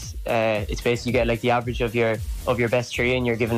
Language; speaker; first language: English; native; English